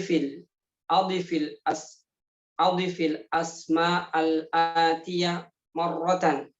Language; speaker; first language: Arabic; non-native, fluent; Indonesian